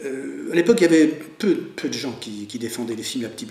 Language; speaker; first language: French; native; French